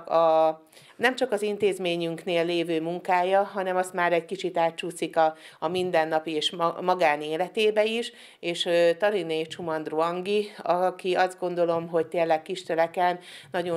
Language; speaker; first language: Hungarian; native; Hungarian